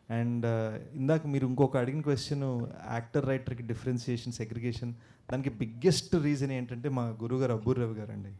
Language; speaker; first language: Telugu; early bilingual, heritage; Telugu